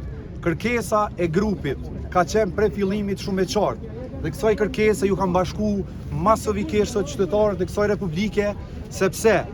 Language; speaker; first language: Albanian; native; Albanian